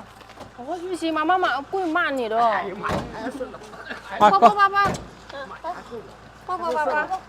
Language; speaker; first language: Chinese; non-native, learner; Indonesian